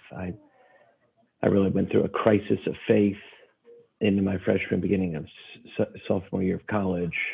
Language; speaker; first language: English; native; English